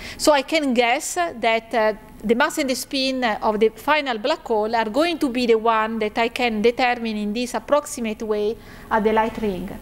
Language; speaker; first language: English; non-native, fluent; Italian